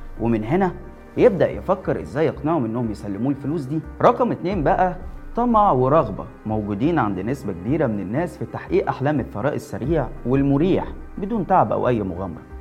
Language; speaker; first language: Arabic; native; Arabic